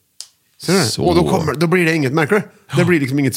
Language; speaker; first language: Swedish; native; Swedish